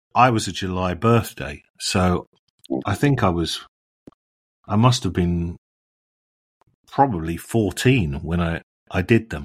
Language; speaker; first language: English; native; English